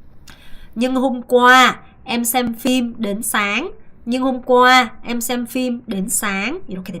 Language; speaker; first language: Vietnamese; non-native, fluent; Korean